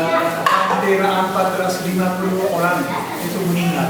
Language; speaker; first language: Indonesian; non-native, fluent; Japanese